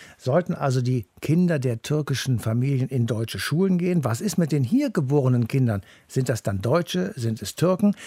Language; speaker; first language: German; native; German